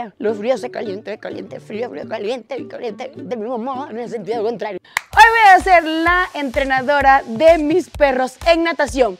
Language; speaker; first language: Spanish; native; Spanish